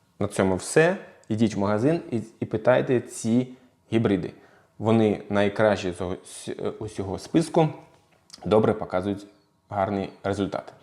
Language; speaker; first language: Ukrainian; non-native, local second language; Russian